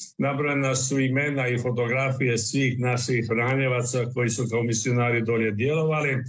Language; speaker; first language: Croatian; native; Croatian